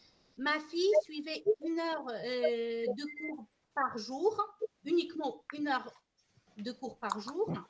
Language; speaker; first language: French; non-native, fluent; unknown